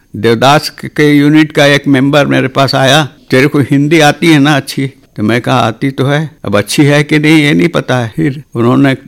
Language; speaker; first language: Hindi; non-native, local second language; Chhattisgarhi